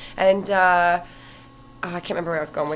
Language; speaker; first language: English; native; English